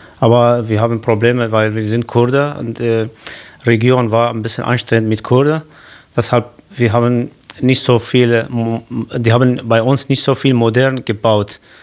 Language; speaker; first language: German; non-native, learner; Kurdish